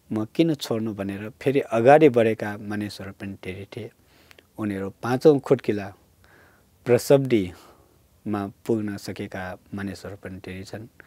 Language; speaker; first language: Nepali; non-native, local second language; Newari